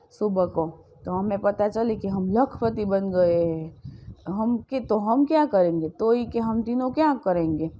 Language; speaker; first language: Hindi; non-native, local second language; Gujarati